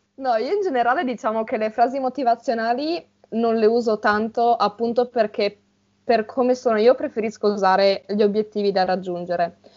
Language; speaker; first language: Italian; native; Italian